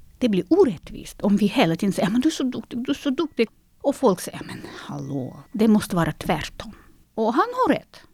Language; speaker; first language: Swedish; non-native, fluent; Russian